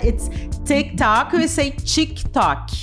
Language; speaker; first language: English; non-native, fluent; Portuguese